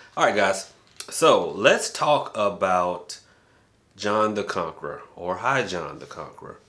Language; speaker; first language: English; native; English